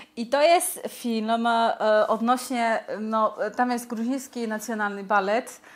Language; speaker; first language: Polish; non-native, fluent; Georgian